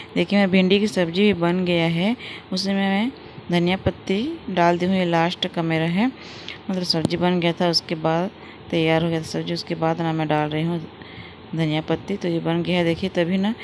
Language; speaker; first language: Hindi; non-native, local second language; Odia